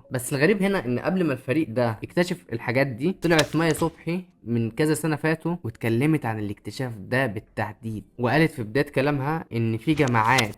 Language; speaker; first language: Arabic; native; Arabic